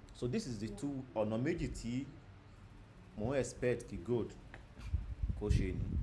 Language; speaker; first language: English; non-native, local second language; Yoruba